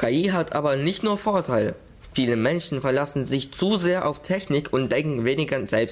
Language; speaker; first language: German; early bilingual, other home language; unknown